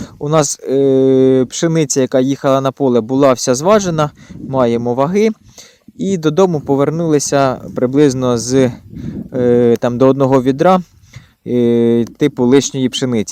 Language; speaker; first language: Ukrainian; native; Ukrainian